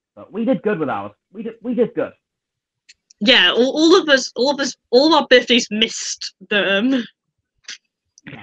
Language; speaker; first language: English; native; English